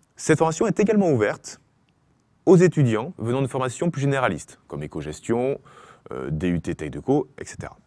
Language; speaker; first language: French; native; French